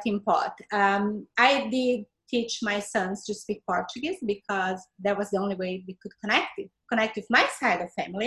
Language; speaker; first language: English; non-native, fluent; Portuguese